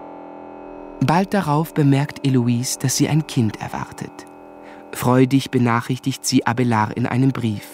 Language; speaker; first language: German; native; German